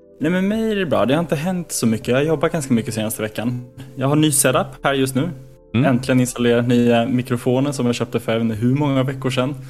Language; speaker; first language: Swedish; native; Swedish